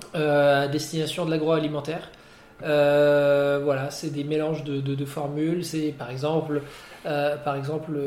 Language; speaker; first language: French; non-native, local second language; Arabic